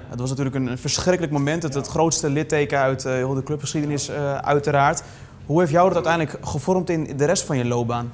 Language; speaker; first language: Dutch; native; Dutch